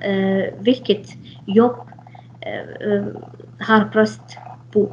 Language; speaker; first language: Swedish; non-native, fluent; Arabic